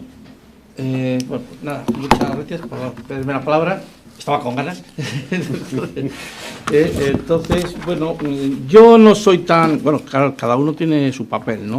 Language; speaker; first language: Spanish; native; Spanish